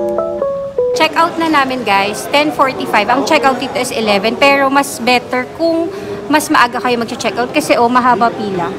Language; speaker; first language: Filipino; native; Filipino